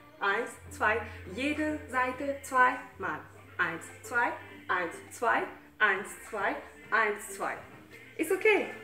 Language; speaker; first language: German; non-native, fluent; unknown